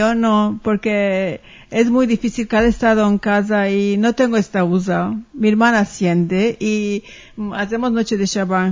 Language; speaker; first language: Spanish; early bilingual, heritage; Ladino